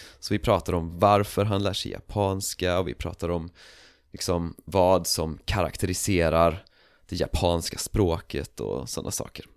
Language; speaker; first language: Swedish; native; Swedish